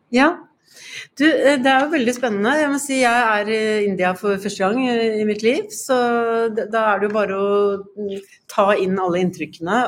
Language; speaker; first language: Norwegian; native; Norwegian